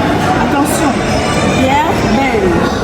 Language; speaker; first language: French; native; French